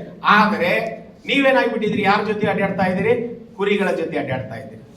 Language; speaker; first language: Kannada; native; Kannada